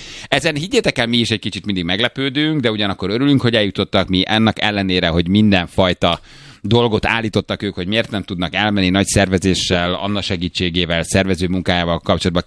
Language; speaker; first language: Hungarian; native; Hungarian